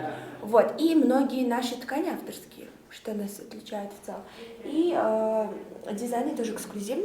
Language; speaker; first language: Russian; native; Russian